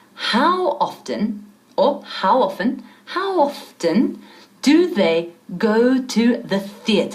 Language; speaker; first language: English; non-native, fluent; Spanish